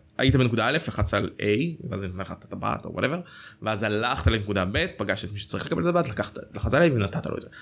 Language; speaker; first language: Hebrew; native; Hebrew